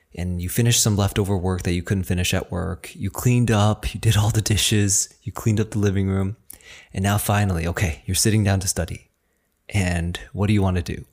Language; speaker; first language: English; early bilingual, other home language; Chinese